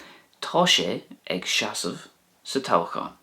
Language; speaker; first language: Irish; non-native, local second language; English